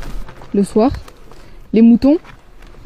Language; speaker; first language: French; native; French